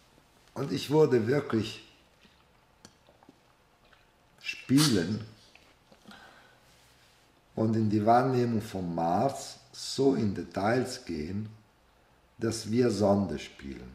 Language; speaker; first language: German; non-native, fluent; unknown